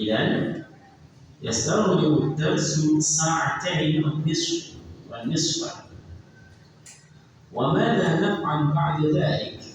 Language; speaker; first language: Arabic; non-native, fluent; Indonesian